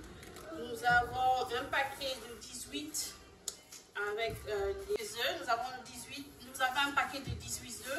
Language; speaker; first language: French; non-native, local second language; Lingala